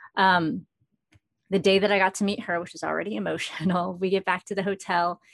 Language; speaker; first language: English; early bilingual, other home language; Filipino